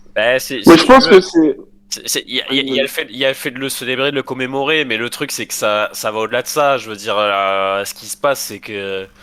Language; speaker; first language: French; native; French